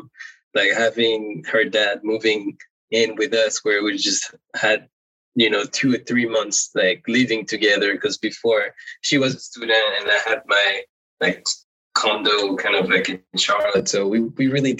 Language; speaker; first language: English; non-native, fluent; French